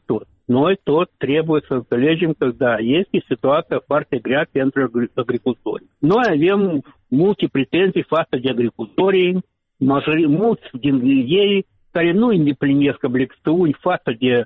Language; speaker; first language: Romanian; non-native, local second language; Russian